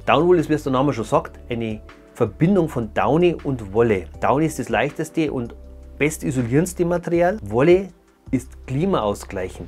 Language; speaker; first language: German; native; German